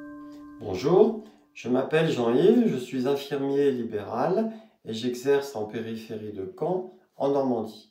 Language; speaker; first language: French; native; French